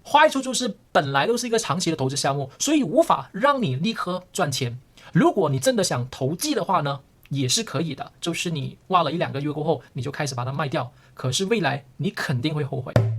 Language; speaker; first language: Chinese; early bilingual, heritage; Chinese